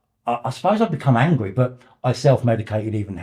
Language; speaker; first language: English; native; English